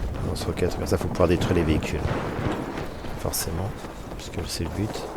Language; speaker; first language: French; native; French